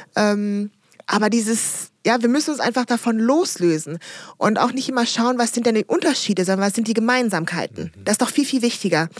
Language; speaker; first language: German; early bilingual, other home language; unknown